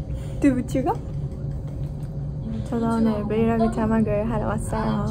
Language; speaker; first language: Korean; non-native, fluent; Japanese